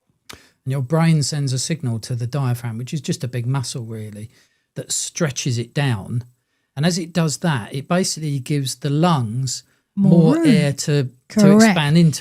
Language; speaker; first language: English; native; English